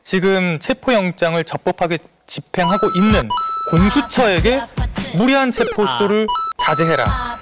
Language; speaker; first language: Korean; native; Korean